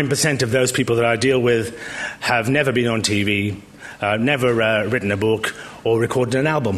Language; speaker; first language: English; native; English